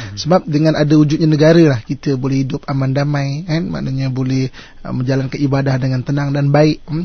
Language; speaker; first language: Malay; native; Malay